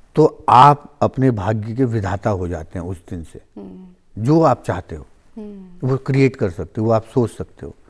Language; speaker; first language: Hindi; native; Hindi